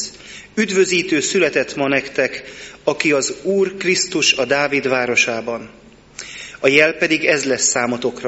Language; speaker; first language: Hungarian; native; Hungarian